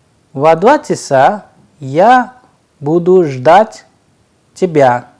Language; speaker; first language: Russian; non-native, fluent; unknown